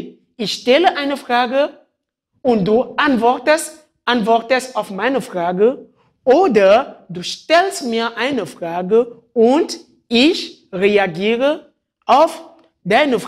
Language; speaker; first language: German; non-native, fluent; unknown